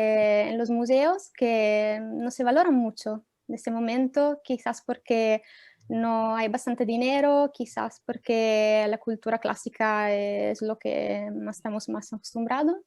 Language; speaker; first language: Spanish; non-native, fluent; Italian